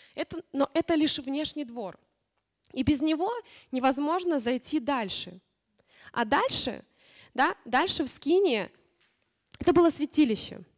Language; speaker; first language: Russian; native; Russian